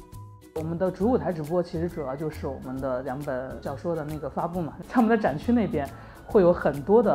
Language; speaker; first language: Chinese; native; Chinese